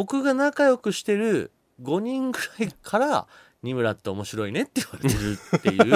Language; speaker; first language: Japanese; native; Japanese